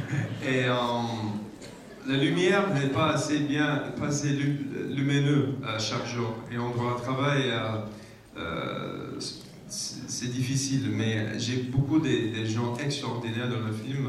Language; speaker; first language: French; non-native, fluent; English